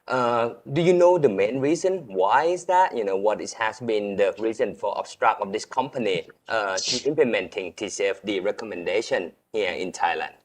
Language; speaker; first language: English; non-native, fluent; Thai